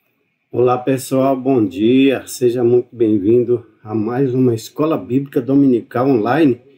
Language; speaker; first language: Portuguese; native; Portuguese